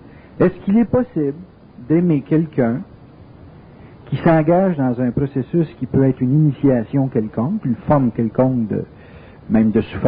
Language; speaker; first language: French; native; French